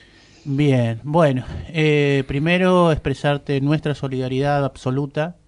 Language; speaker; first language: Spanish; native; Spanish